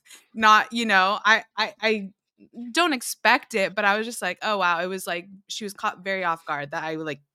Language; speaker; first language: English; early bilingual, other home language; Filipino